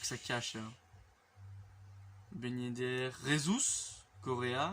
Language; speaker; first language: French; native; French